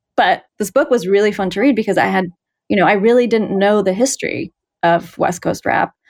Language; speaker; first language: English; native; English